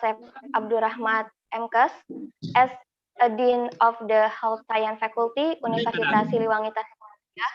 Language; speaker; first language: English; non-native, fluent; Indonesian